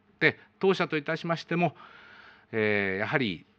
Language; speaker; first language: Japanese; native; Japanese